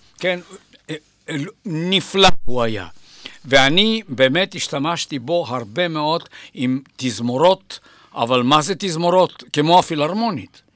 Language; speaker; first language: Hebrew; non-native, fluent; Bulgarian